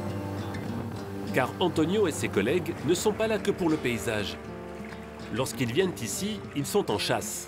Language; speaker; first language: French; native; French